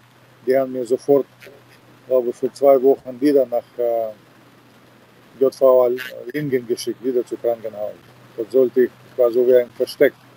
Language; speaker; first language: German; non-native, fluent; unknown